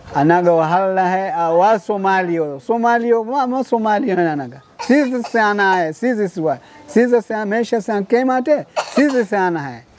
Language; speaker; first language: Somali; non-native, learner; Swahili